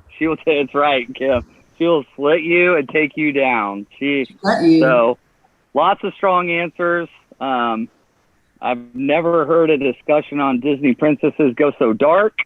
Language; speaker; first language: English; native; English